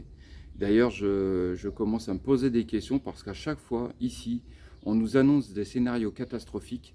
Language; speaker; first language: French; native; French